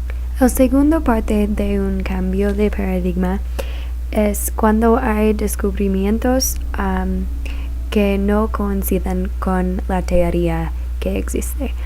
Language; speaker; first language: Spanish; non-native, learner; English